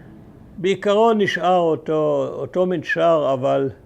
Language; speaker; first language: Hebrew; early bilingual, other home language; German